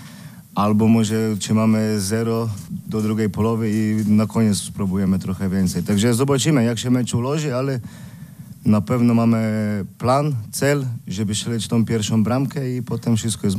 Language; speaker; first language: Polish; non-native, learner; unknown